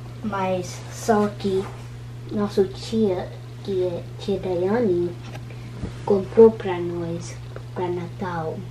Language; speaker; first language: Portuguese; early bilingual, heritage; Portuguese